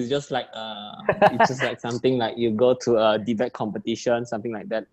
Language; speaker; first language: English; non-native, local second language; Chinese